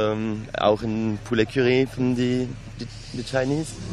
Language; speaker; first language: German; non-native, learner; French